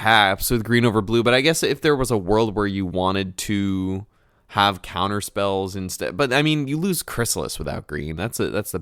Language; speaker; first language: English; native; English